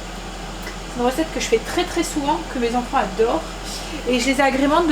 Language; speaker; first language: French; native; French